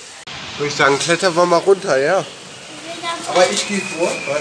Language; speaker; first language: German; native; German